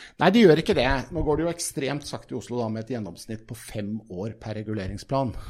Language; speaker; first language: Norwegian; native; Norwegian